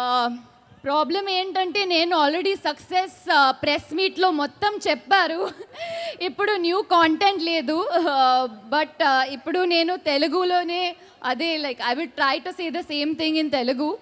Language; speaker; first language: Telugu; non-native, learner; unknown